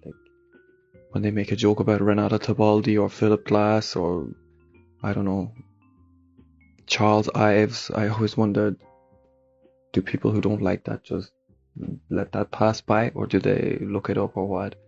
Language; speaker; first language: English; native; English